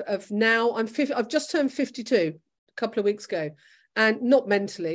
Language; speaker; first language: English; native; English